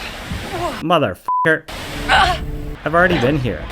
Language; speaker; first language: English; native; English